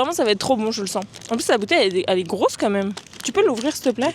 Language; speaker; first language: French; native; French